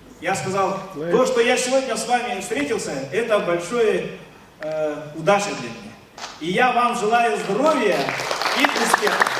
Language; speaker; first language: Russian; non-native, local second language; Yakut